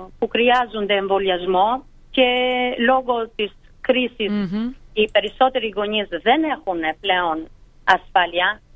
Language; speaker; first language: Greek; non-native, fluent; Albanian